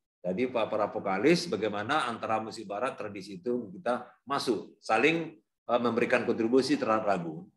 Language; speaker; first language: Indonesian; native; Indonesian